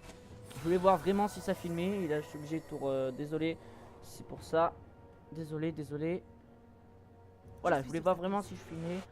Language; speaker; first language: French; native; French